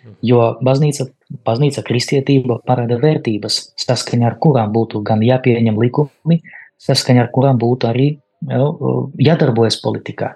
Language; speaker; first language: Latvian; non-native, local second language; Russian